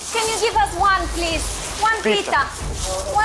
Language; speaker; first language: English; non-native, learner; Romanian